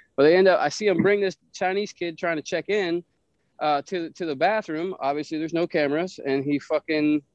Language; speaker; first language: English; native; English